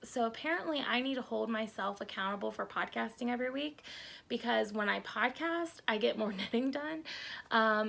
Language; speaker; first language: English; native; English